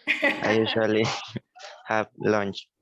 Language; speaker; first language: English; non-native, learner; Spanish